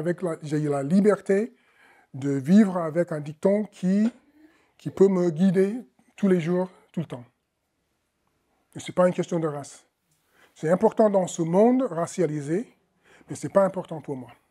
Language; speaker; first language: French; non-native, fluent; English